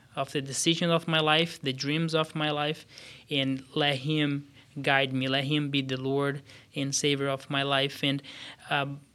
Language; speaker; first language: English; non-native, fluent; Portuguese